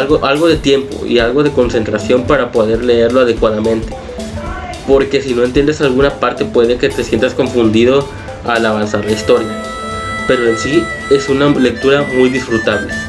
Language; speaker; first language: Spanish; native; Spanish